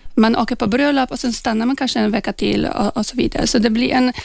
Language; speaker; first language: Swedish; non-native, fluent; Polish